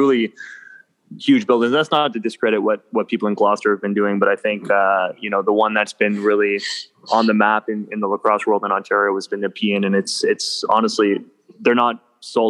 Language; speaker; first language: English; native; English